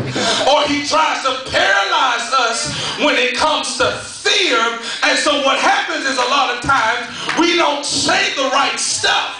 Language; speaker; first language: English; native; English